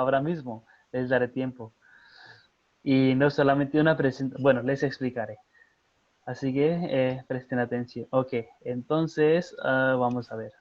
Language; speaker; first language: Spanish; non-native, fluent; Hindi